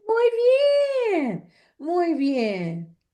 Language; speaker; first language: Spanish; non-native, fluent; English